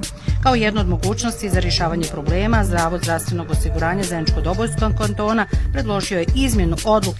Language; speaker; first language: Bosnian; native; Bosnian